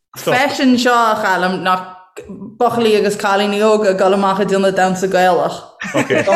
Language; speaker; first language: Irish; native; Irish